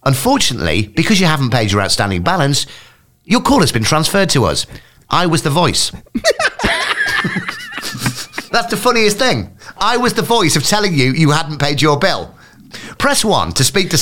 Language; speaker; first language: English; native; English